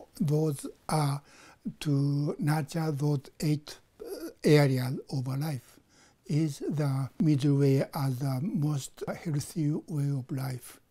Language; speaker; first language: English; non-native, fluent; Japanese